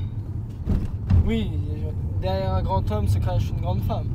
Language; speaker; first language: French; native; French